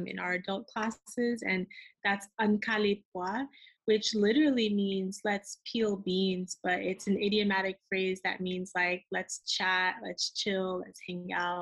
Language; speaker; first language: English; early bilingual, other home language; Haitian Creole